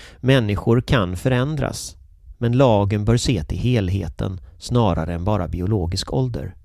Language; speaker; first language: Swedish; native; Swedish